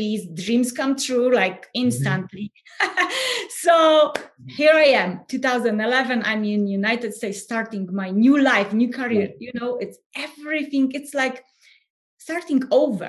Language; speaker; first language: English; non-native, fluent; Polish